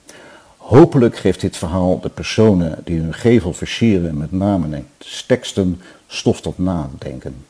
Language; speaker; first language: Dutch; native; Dutch